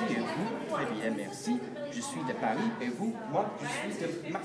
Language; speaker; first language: French; non-native, fluent; English